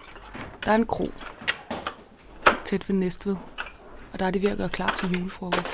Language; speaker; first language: Danish; native; Danish